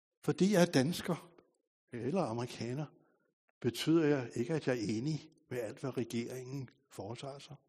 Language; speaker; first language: Danish; native; Danish